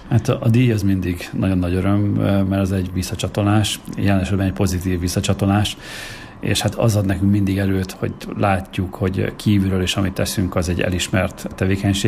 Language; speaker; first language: Hungarian; native; Hungarian